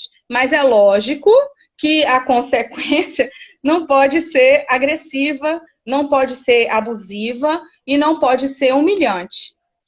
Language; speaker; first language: Portuguese; native; Portuguese